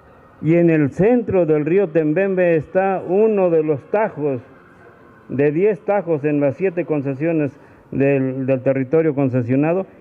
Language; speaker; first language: Spanish; native; Spanish